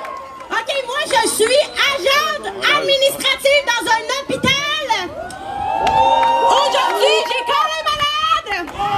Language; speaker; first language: French; native; French